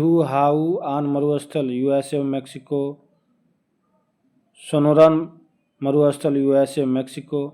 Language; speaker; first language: Hindi; native; Hindi